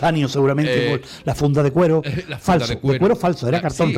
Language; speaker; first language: Spanish; native; Spanish